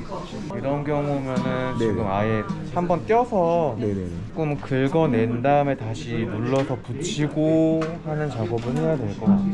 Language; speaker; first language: Korean; native; Korean